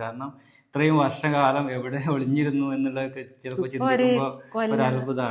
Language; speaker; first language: Malayalam; native; Malayalam